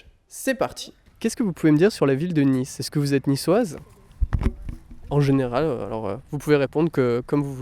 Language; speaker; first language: French; native; French